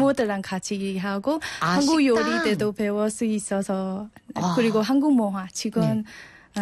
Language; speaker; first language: Korean; non-native, learner; Burmese